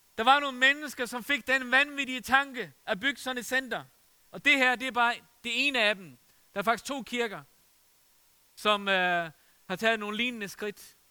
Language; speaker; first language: Danish; non-native, fluent; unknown